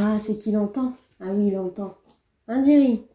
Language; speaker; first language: French; native; French